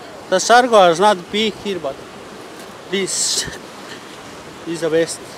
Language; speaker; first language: English; non-native, learner; Spanish